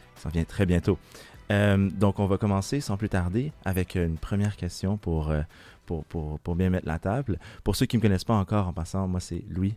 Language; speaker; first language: French; native; French